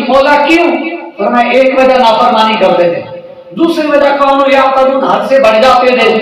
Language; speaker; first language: Urdu; non-native, local second language; Punjabi